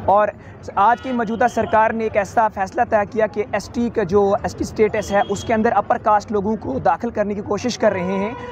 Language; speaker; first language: Hindi; native; Hindi